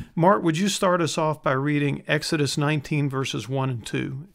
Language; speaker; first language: English; native; English